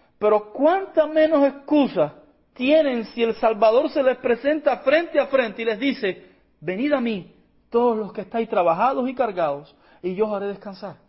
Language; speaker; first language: Spanish; native; Spanish